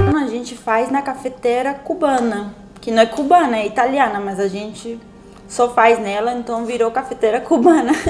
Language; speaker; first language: Portuguese; non-native, fluent; Spanish